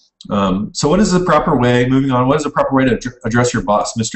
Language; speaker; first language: English; native; English